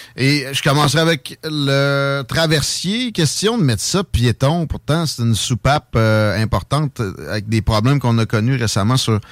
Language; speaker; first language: French; native; French